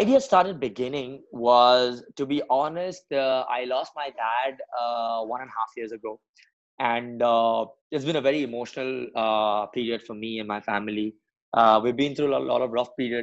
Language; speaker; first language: English; non-native, local second language; Assamese